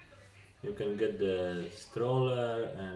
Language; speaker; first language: English; non-native, learner; Polish